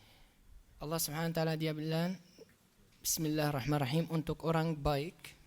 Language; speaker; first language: Indonesian; non-native, learner; Arabic